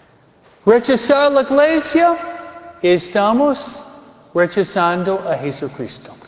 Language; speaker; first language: Spanish; non-native, fluent; French